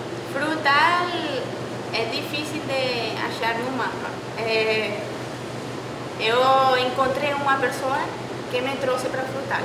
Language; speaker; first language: Portuguese; non-native, fluent; Spanish